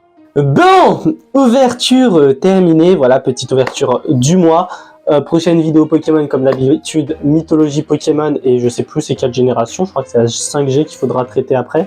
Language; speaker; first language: French; native; French